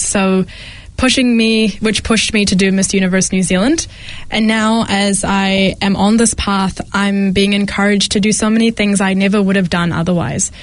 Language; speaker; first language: English; early bilingual, other home language; Malayalam